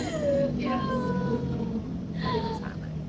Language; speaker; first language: English; non-native, learner; Indonesian